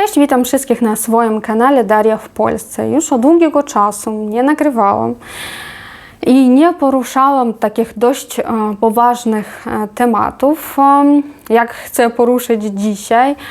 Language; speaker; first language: Polish; non-native, fluent; Ukrainian